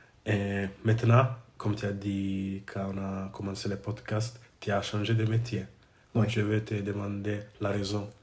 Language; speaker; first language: French; non-native, learner; English